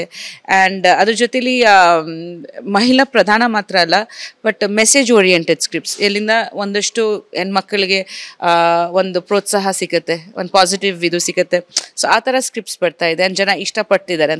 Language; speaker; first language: Kannada; non-native, fluent; Bangla